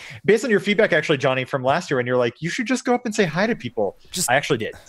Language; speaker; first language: English; native; English